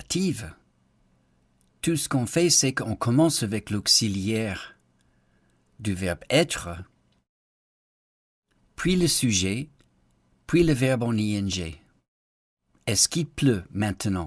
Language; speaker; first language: French; non-native, fluent; English